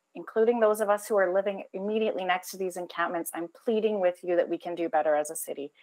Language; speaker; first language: English; native; English